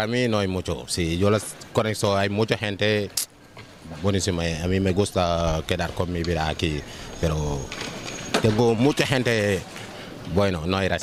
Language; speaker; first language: Spanish; non-native, learner; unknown